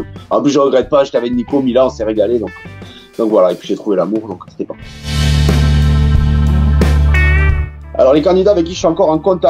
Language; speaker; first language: French; native; French